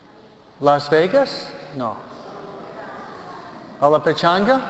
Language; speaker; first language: Spanish; non-native, fluent; English